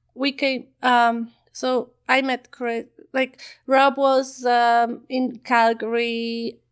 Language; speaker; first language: English; non-native, fluent; Polish